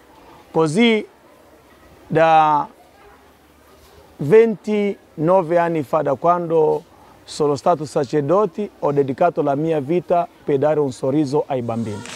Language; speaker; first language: Italian; non-native, fluent; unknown